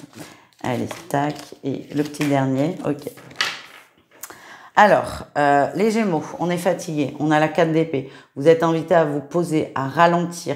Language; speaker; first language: French; native; French